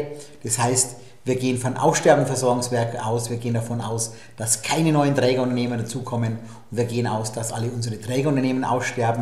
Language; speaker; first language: German; native; German